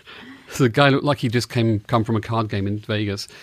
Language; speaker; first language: English; native; English